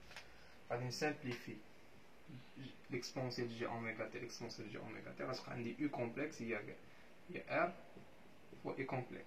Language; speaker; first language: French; non-native, local second language; Arabic